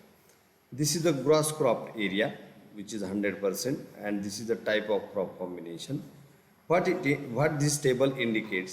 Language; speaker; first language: English; non-native, local second language; Marathi